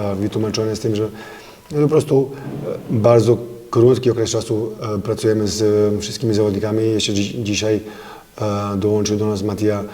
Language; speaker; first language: Polish; non-native, fluent; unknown